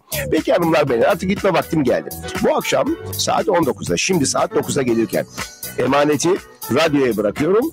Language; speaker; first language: Turkish; native; Turkish